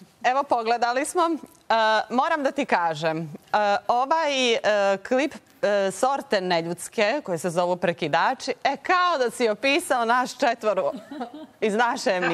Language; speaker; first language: Serbian; native; Serbian